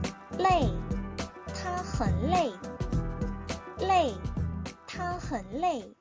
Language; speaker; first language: Chinese; non-native, fluent; Korean